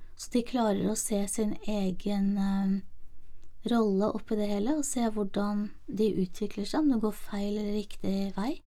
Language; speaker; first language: Norwegian; native; Norwegian